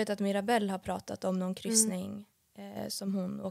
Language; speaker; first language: Swedish; native; Swedish